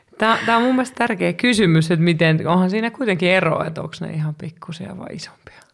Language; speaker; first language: Finnish; native; Finnish